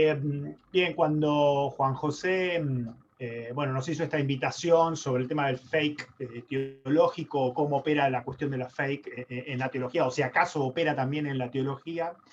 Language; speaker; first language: Spanish; native; Spanish